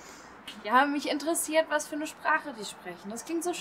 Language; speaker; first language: German; native; German